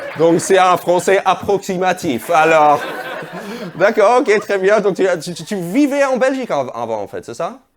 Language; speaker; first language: French; non-native, fluent; English